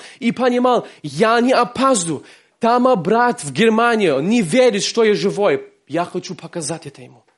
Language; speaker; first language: Russian; early bilingual, heritage; Russian